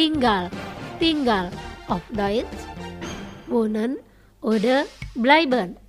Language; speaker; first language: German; non-native, fluent; Indonesian